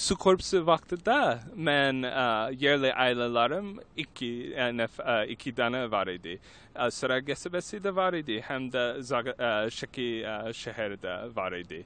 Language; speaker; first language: Turkish; non-native, learner; English